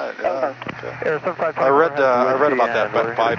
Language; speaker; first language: English; native; English